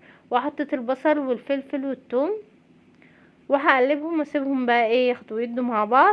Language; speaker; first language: Arabic; native; Arabic